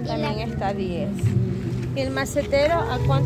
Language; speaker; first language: Spanish; native; Spanish